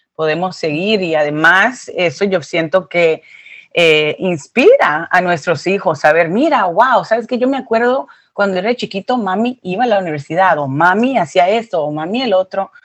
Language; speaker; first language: Spanish; early bilingual, heritage; Spanish